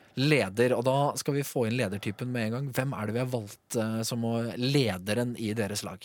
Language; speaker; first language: Norwegian; native; Norwegian